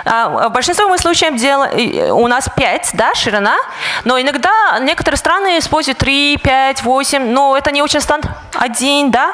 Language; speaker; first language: Russian; non-native, fluent; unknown